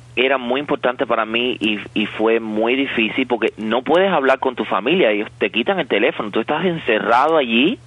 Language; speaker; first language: Spanish; native; Spanish